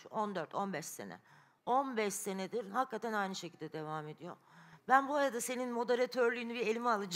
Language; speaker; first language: Turkish; native; Turkish